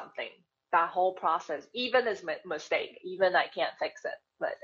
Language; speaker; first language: English; non-native, fluent; Chinese